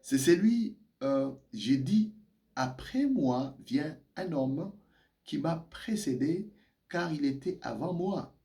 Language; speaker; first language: French; non-native, local second language; Swahili